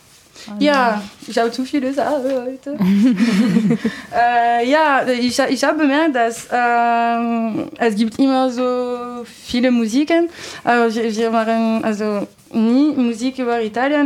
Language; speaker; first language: German; non-native, learner; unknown